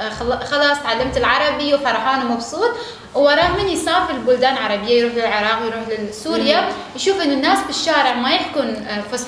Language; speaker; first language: Arabic; non-native, fluent; Persian